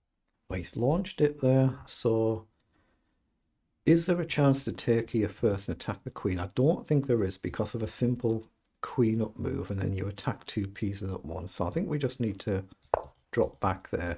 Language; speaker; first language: English; native; English